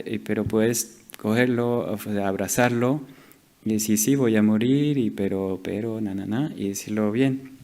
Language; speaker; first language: Spanish; non-native, fluent; French